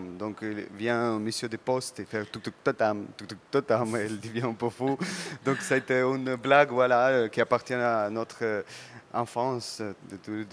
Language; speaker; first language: French; non-native, learner; Russian